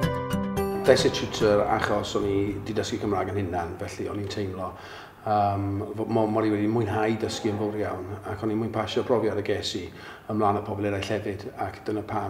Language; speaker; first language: Welsh; non-native, local second language; English